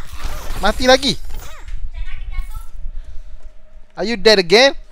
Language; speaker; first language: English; non-native, local second language; Malay